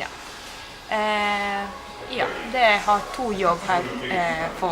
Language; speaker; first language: Norwegian; non-native, fluent; Spanish